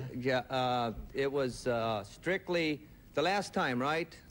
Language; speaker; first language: English; native; English